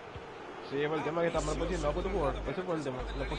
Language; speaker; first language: Spanish; native; Spanish